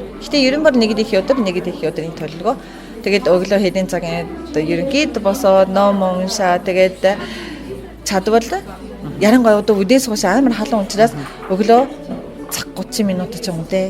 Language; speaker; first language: Mongolian; non-native, fluent; Japanese